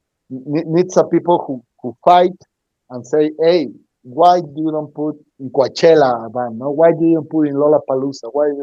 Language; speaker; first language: English; non-native, learner; Spanish